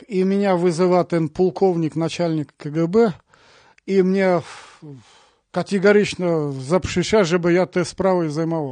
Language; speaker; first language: Polish; non-native, learner; Russian